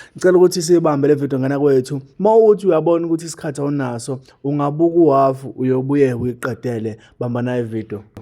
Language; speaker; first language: Zulu; native; Zulu